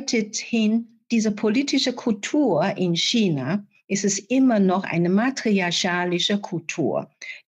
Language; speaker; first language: German; non-native, fluent; Chinese